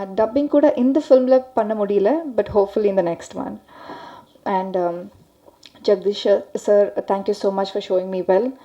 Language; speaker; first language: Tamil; non-native, learner; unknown